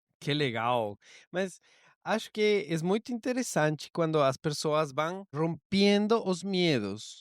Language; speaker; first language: Portuguese; non-native, learner; Spanish